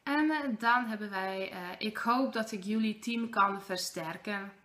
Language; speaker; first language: Dutch; non-native, fluent; Polish